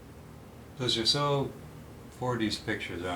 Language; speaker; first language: English; native; English